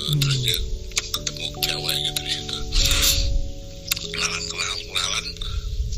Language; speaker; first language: Indonesian; native; Indonesian